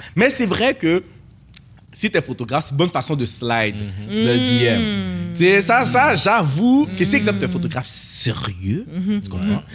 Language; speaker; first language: French; early bilingual, other home language; Haitian Creole